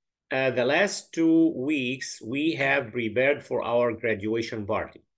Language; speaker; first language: English; non-native, fluent; Arabic